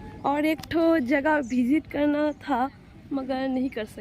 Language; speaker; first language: Hindi; non-native, local second language; Bangla